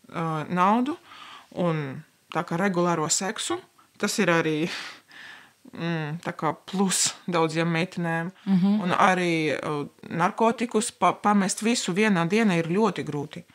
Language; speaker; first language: Latvian; non-native, local second language; Russian